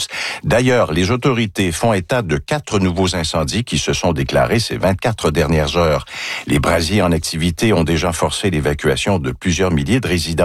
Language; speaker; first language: French; native; French